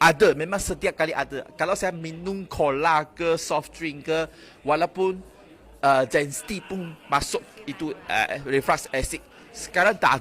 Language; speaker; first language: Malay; non-native, local second language; Chinese